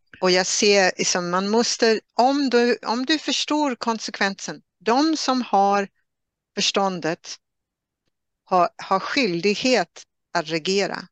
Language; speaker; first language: Swedish; non-native, fluent; English